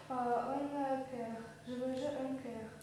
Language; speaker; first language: French; non-native, learner; Russian